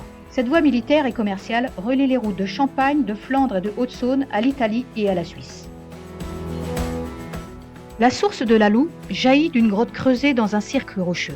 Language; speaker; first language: French; native; French